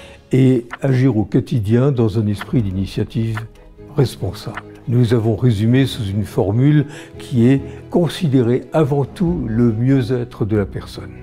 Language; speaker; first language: French; native; French